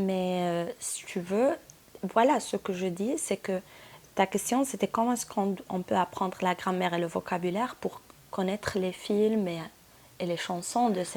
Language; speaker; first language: French; non-native, local second language; Arabic